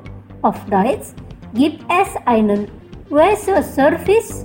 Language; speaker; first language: German; non-native, fluent; Indonesian